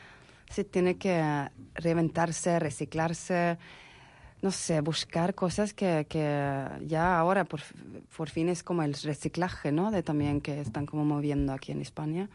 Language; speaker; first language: Spanish; non-native, fluent; Swedish